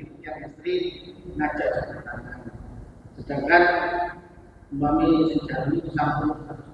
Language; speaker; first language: Indonesian; non-native, local second language; Javanese